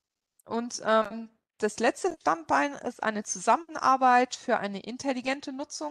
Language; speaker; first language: German; non-native, local second language; Luxembourgish